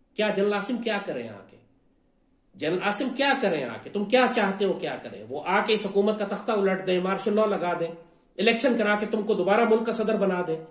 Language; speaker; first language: Urdu; native; Urdu